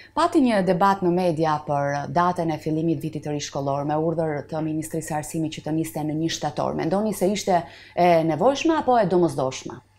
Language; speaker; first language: Albanian; native; Albanian